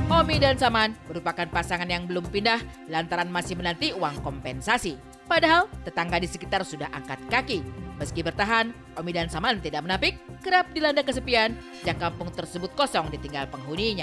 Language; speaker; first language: Indonesian; native; Indonesian